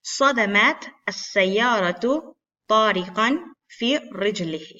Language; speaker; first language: Arabic; non-native, fluent; Spanish